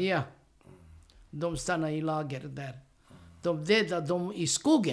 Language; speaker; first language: Swedish; non-native, learner; Romany